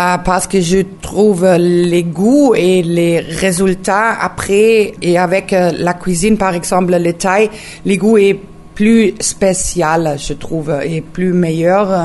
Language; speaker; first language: French; non-native, learner; German